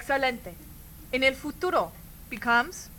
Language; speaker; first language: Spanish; non-native, fluent; English